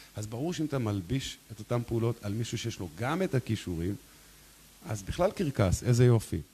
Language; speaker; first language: Hebrew; native; Hebrew